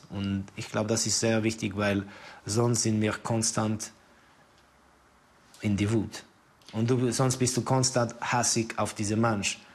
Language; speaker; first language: German; non-native, fluent; Estonian